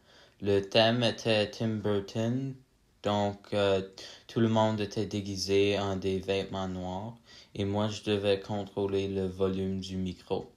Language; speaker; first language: French; non-native, learner; English